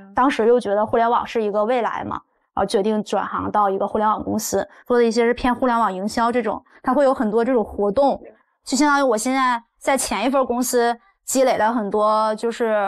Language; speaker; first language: Chinese; native; Chinese